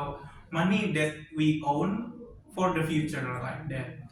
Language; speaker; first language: English; non-native, learner; Indonesian